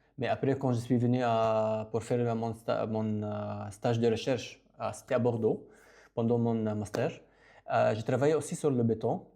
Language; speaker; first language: French; non-native, local second language; Arabic